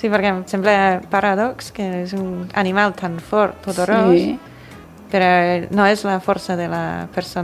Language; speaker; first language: Catalan; non-native, fluent; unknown